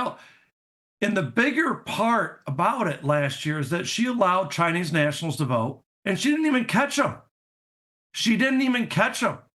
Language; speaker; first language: English; native; English